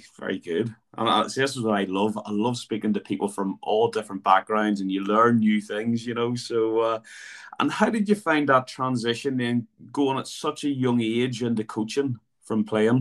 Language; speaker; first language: English; native; English